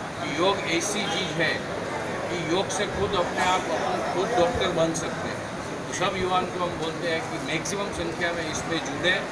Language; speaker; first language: Hindi; non-native, local second language; Gujarati